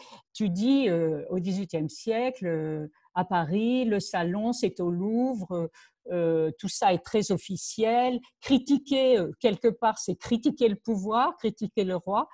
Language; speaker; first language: French; native; French